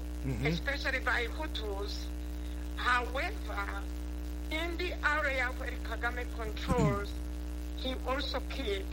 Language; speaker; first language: English; non-native, local second language; Kinyarwanda